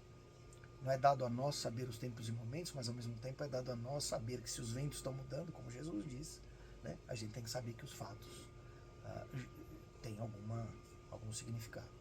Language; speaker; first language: Portuguese; native; Portuguese